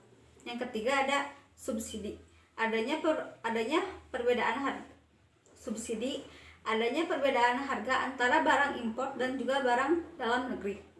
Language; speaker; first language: Indonesian; native; Indonesian